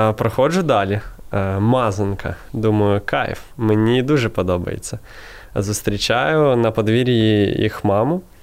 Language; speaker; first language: Ukrainian; non-native, local second language; Russian